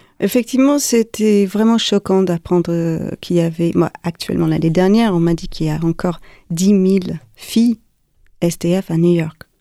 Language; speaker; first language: French; non-native, fluent; English